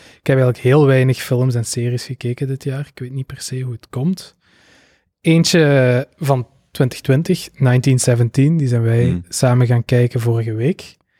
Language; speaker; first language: Dutch; native; Dutch